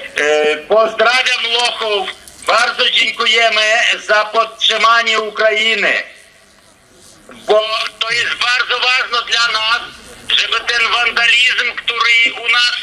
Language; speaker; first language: Polish; non-native, learner; Ukrainian